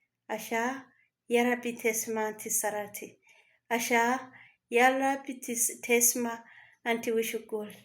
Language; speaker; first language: Arabic; non-native, learner; Kinyarwanda